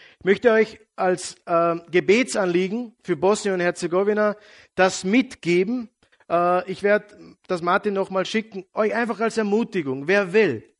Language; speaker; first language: German; non-native, fluent; Serbian